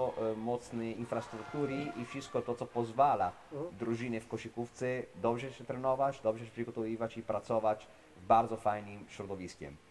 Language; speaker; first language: Polish; non-native, fluent; Italian